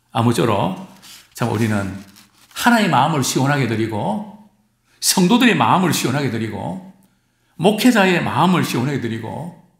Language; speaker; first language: Korean; native; Korean